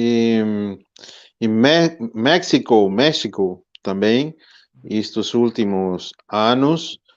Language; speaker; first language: Portuguese; non-native, fluent; Spanish